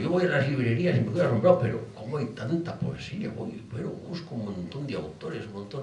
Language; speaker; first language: Spanish; native; Spanish